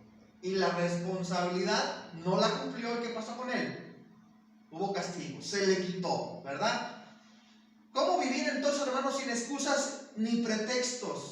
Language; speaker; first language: Spanish; native; Spanish